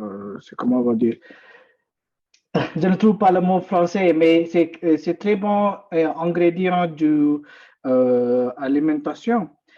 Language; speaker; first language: French; non-native, learner; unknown